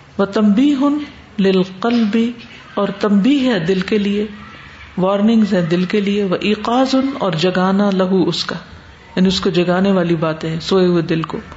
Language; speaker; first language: Urdu; native; Urdu